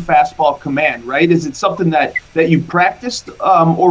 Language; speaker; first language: English; native; English